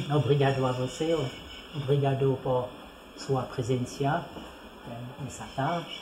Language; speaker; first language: Portuguese; non-native, fluent; French